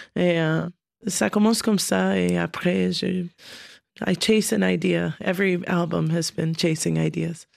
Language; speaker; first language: French; non-native, learner; English